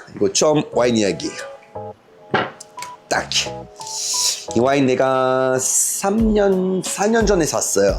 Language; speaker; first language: Korean; non-native, fluent; French